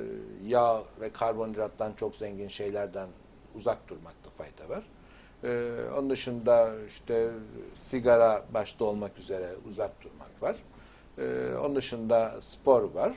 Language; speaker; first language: Turkish; native; Turkish